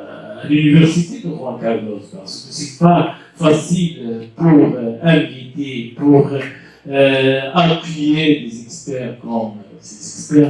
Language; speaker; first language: French; non-native, local second language; Arabic